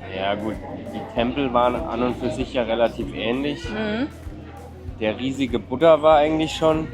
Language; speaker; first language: German; native; German